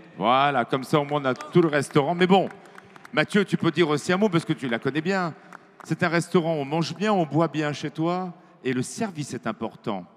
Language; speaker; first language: French; native; French